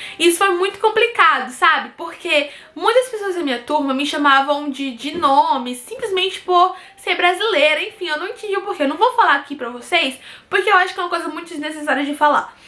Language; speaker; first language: Portuguese; native; Portuguese